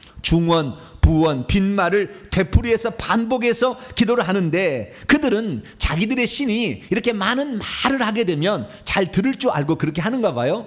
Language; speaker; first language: Korean; native; Korean